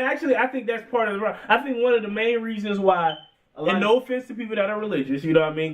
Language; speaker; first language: English; native; English